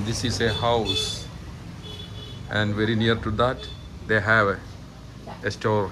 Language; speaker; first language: English; non-native, fluent; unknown